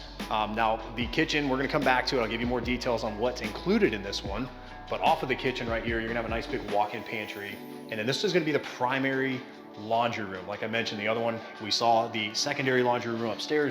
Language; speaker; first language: English; native; English